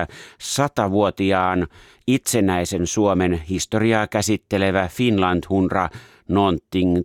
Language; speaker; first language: Finnish; native; Finnish